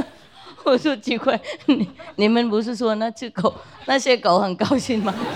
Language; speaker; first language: Chinese; non-native, fluent; Vietnamese